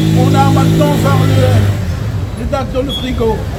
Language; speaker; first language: French; non-native, learner; Arabic